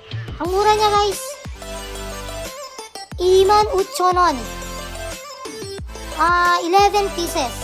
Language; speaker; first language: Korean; non-native, learner; Filipino